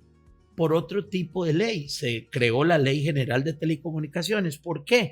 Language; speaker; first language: Spanish; native; Spanish